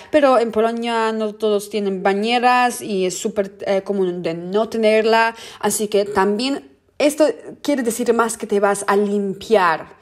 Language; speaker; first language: Spanish; non-native, fluent; Polish